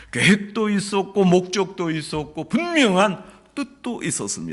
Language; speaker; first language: Korean; native; Korean